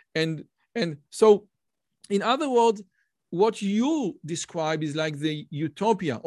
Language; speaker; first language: English; non-native, fluent; Hebrew